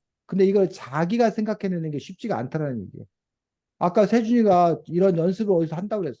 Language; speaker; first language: Korean; native; Korean